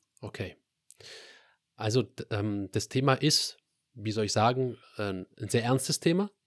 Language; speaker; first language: German; native; German